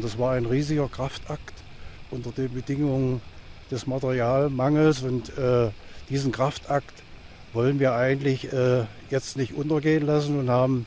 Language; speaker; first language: German; native; German